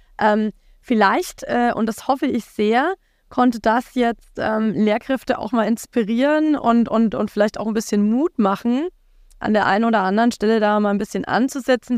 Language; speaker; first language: German; native; German